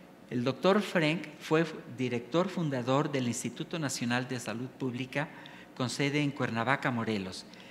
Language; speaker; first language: Spanish; native; Spanish